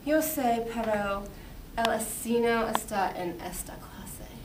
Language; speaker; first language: Spanish; non-native, learner; English